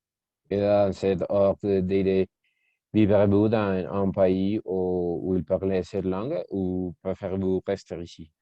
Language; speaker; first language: French; non-native, learner; Spanish